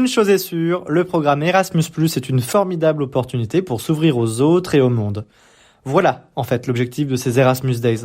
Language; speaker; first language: French; native; French